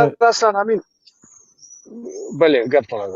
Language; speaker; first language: Persian; native; Persian